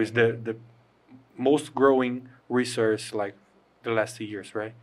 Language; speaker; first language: English; non-native, fluent; Portuguese